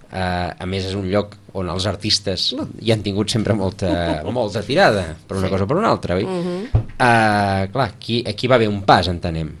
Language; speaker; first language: Catalan; native; Catalan